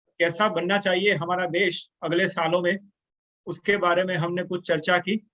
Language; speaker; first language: Hindi; non-native, local second language; Gujarati